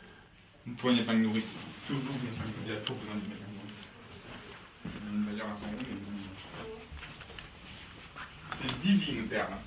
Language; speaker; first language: French; native; French